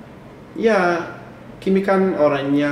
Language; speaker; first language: Indonesian; non-native, fluent; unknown